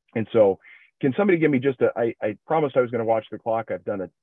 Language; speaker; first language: English; native; English